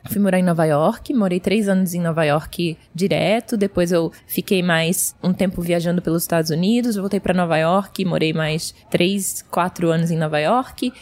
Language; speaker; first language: Portuguese; early bilingual, heritage; Portuguese